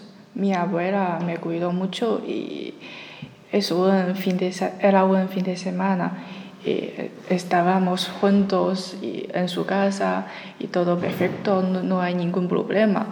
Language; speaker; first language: Spanish; non-native, learner; Chinese